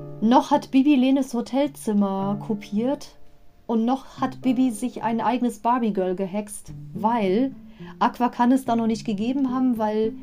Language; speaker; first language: German; native; German